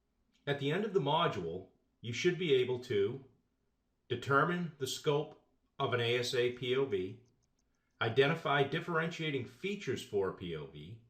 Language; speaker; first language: English; native; English